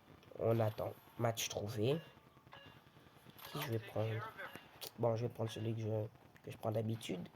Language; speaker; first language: French; native; French